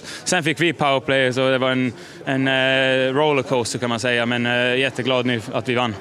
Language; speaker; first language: Swedish; non-native, fluent; German